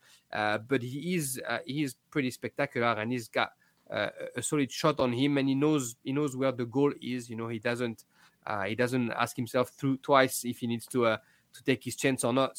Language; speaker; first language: English; non-native, fluent; French